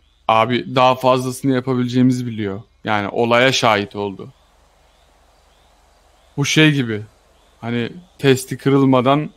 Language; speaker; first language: Turkish; native; Turkish